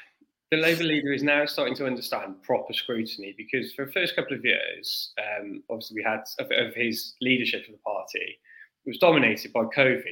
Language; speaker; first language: English; native; English